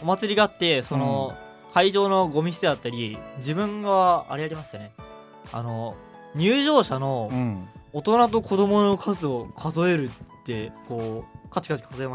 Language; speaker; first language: Japanese; native; Japanese